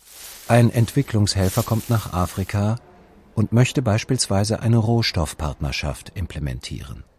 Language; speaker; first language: German; native; German